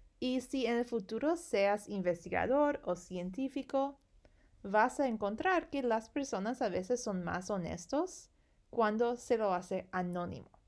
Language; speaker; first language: Spanish; non-native, fluent; English